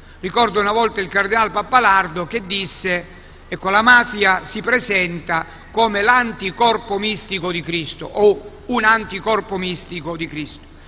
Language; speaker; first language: Italian; native; Italian